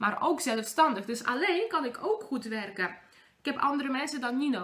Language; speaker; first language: Dutch; non-native, fluent; Polish